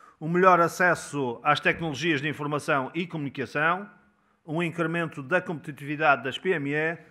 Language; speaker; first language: Portuguese; native; Portuguese